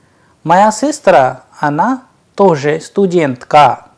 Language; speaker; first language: Russian; non-native, fluent; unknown